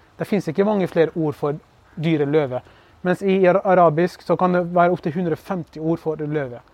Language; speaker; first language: Norwegian; early bilingual, other home language; Kurdish